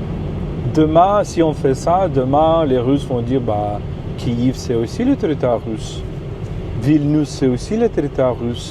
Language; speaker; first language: French; non-native, fluent; Ukrainian